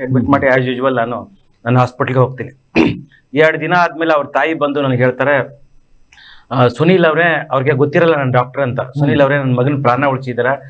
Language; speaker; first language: Kannada; native; Kannada